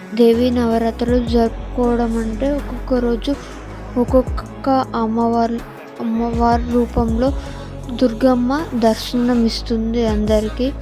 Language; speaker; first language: Telugu; native; Telugu